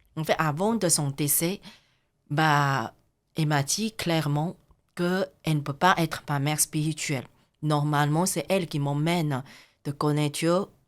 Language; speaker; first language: French; non-native, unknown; Chinese